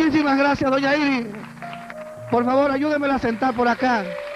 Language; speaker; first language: Spanish; native; Spanish